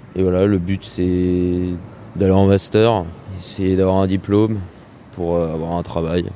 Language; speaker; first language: French; native; French